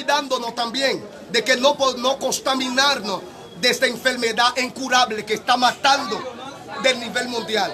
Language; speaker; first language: Spanish; non-native, learner; Haitian Creole